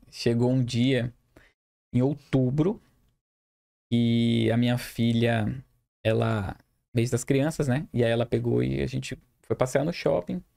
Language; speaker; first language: Portuguese; native; Portuguese